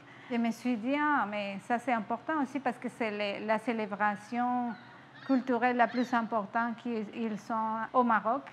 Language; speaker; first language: French; non-native, fluent; Spanish